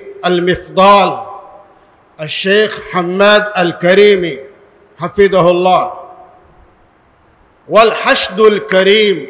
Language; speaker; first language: Arabic; non-native, fluent; Urdu